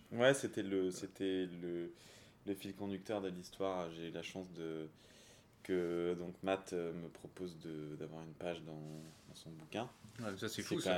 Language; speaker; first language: French; native; French